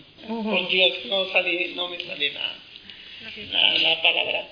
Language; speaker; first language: Spanish; non-native, learner; Arabic